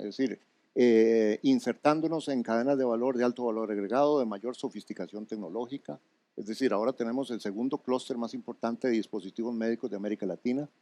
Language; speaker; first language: Spanish; native; Spanish